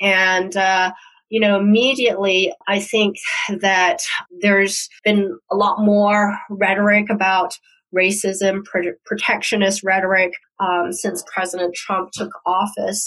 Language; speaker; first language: English; non-native, local second language; Cantonese